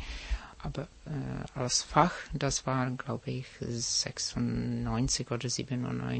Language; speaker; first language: German; non-native, fluent; Czech